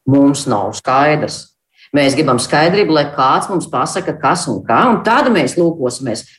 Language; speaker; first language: Latvian; native; Latvian